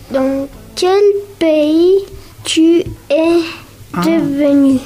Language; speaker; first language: French; non-native, learner; Spanish